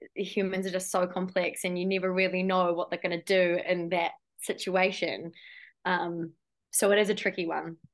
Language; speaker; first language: English; native; English